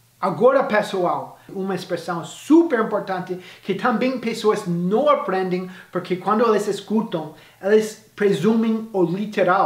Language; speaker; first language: Portuguese; non-native, fluent; English